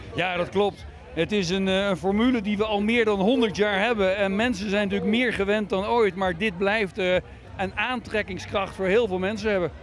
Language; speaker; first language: Dutch; native; Dutch